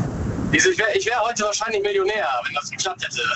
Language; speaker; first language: German; native; German